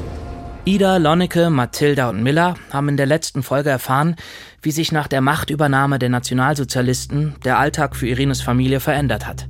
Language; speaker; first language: German; native; German